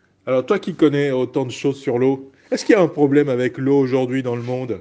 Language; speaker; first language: French; native; French